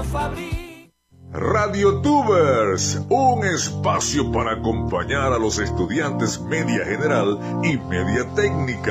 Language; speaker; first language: Spanish; native; Spanish